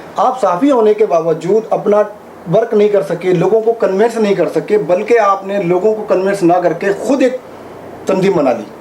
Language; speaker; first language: Urdu; native; Urdu